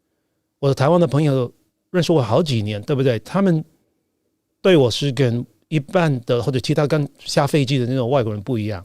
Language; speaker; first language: Chinese; non-native, fluent; English